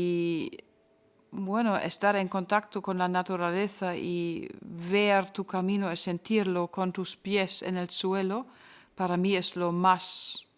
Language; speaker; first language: Spanish; non-native, fluent; German